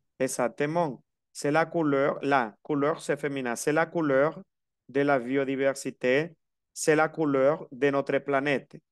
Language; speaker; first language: French; non-native, fluent; Spanish